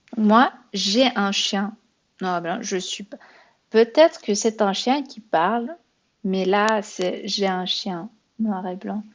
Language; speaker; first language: French; non-native, fluent; Persian